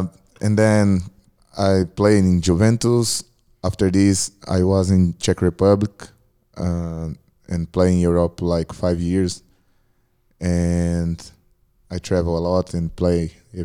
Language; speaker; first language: English; non-native, learner; Portuguese